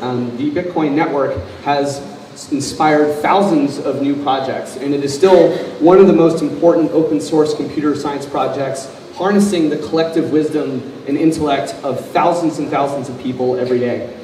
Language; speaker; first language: English; native; English